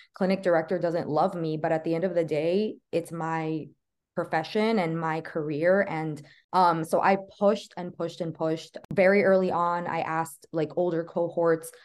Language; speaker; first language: English; native; English